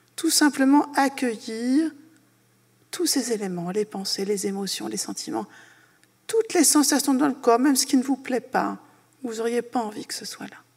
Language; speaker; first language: French; native; French